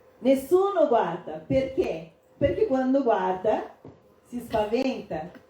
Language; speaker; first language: Italian; non-native, fluent; Portuguese